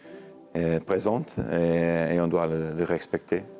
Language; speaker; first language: French; non-native, learner; Portuguese